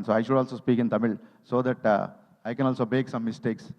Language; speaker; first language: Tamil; non-native, learner; Telugu